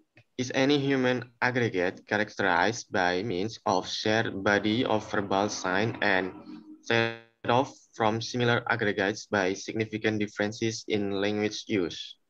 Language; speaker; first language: English; non-native, learner; Indonesian